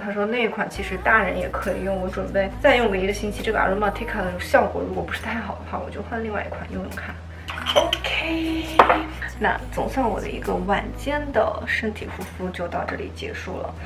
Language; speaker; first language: Chinese; native; Chinese